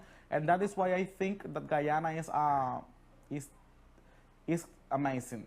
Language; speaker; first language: English; non-native, learner; Spanish